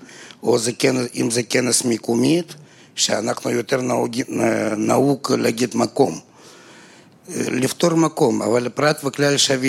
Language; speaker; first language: Hebrew; non-native, fluent; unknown